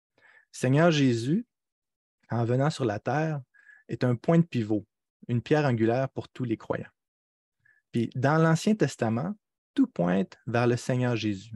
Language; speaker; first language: French; native; French